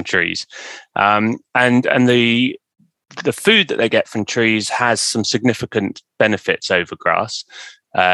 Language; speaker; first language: English; native; English